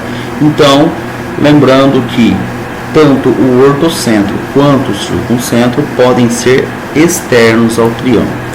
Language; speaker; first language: Portuguese; native; Portuguese